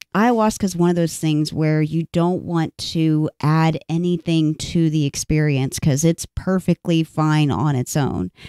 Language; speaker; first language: English; native; English